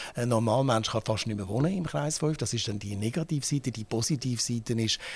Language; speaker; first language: German; native; German